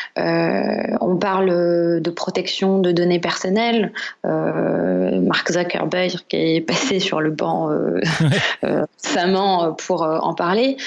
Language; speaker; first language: French; non-native, local second language; Arabic